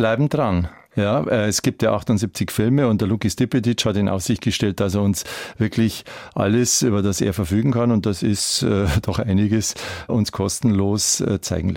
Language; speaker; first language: German; native; German